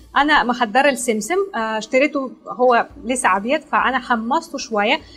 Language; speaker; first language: Arabic; non-native, fluent; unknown